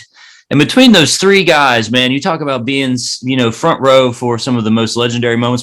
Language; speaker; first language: English; native; English